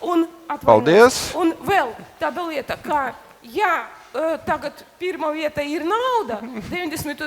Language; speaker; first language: Latvian; non-native, local second language; Russian